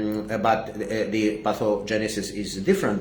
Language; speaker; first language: English; non-native, fluent; Arabic